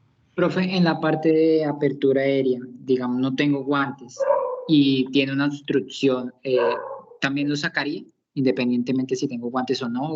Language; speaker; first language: Spanish; native; Spanish